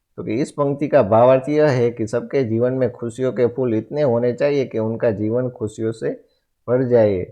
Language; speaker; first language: Hindi; non-native, local second language; Gujarati